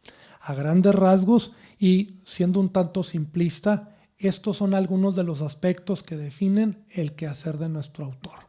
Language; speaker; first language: Spanish; native; Spanish